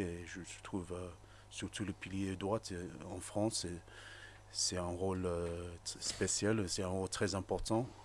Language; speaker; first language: French; non-native, fluent; English